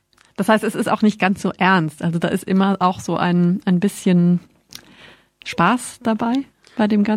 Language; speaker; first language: German; native; German